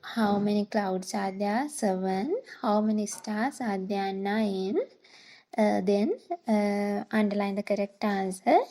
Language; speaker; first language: English; non-native, local second language; Sinhala